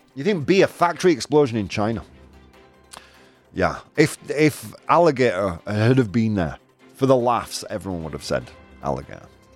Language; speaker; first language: English; native; English